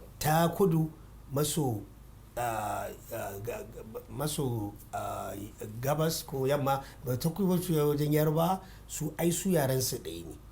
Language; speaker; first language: Hausa; non-native, local second language; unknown